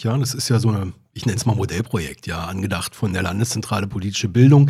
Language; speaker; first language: German; native; German